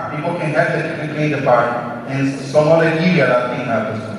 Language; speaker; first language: English; non-native, learner; Spanish